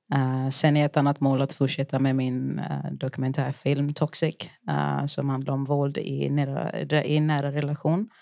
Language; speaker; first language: Swedish; early bilingual, other home language; Yoruba